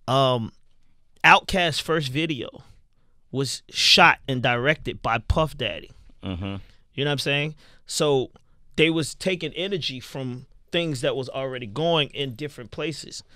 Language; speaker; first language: English; native; English